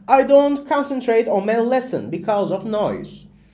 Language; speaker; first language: English; non-native, fluent; Turkish